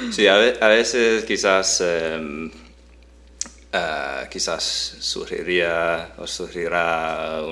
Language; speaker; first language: Spanish; non-native, fluent; English